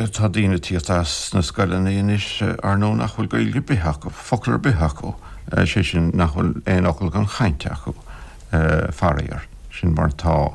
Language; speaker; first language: Irish; non-native, local second language; English